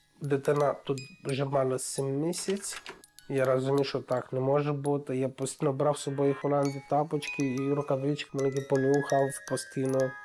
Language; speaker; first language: Ukrainian; non-native, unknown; Romanian